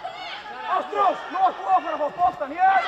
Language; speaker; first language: Icelandic; non-native, learner; Swedish